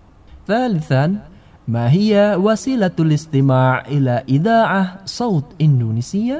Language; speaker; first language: Arabic; non-native, fluent; Indonesian